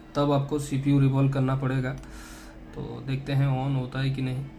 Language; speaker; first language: Hindi; non-native, local second language; Odia